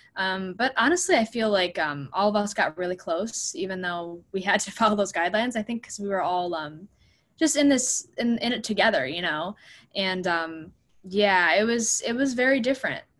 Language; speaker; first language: English; native; English